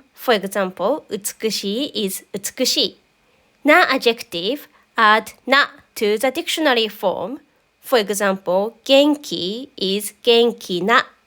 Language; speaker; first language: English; non-native, fluent; Japanese